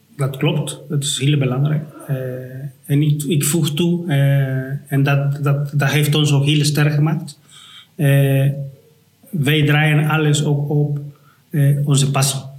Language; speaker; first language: Dutch; non-native, fluent; Spanish